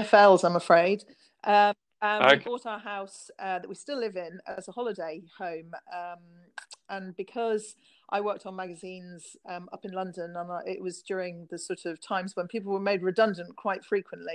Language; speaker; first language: English; native; English